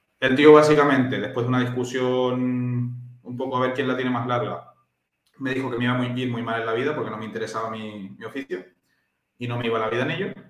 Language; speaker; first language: Spanish; native; Spanish